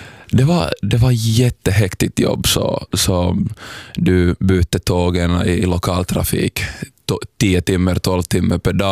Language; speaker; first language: Swedish; non-native, fluent; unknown